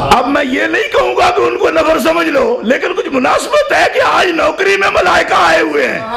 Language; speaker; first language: Urdu; non-native, local second language; Punjabi